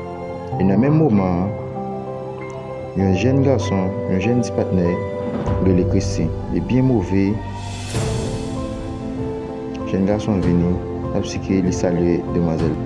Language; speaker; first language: French; non-native, learner; Haitian Creole